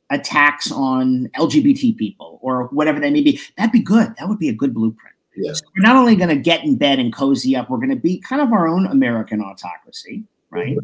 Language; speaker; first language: English; native; English